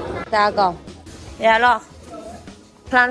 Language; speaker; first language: French; non-native, fluent; Chinese